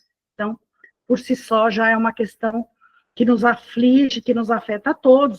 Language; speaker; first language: Portuguese; native; Portuguese